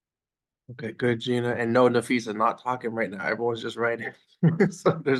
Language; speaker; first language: English; native; English